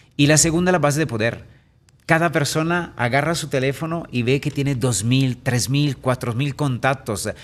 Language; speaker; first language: Spanish; non-native, fluent; Italian